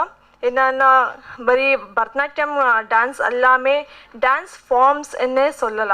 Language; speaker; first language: Tamil; non-native, learner; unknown